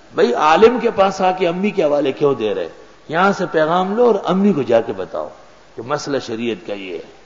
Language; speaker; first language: Urdu; non-native, local second language; Pashto